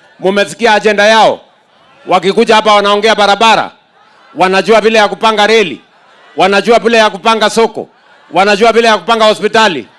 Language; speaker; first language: Swahili; non-native, local second language; Kalenjin